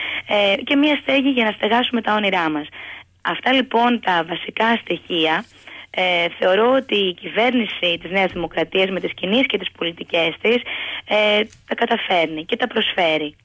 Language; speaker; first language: Greek; native; Greek